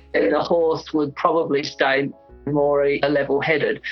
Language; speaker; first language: English; native; English